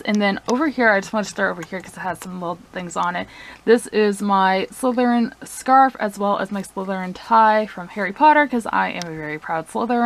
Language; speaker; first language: English; native; English